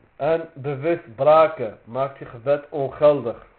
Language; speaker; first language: Dutch; early bilingual, other home language; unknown